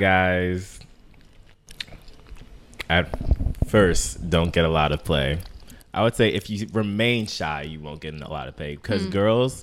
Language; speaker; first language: English; native; English